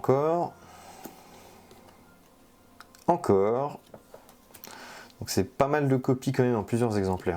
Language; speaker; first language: French; native; French